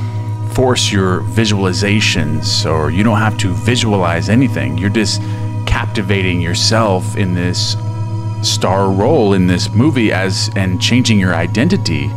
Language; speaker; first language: English; native; English